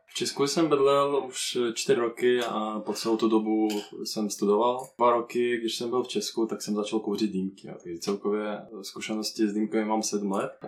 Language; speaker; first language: Czech; non-native, fluent; Russian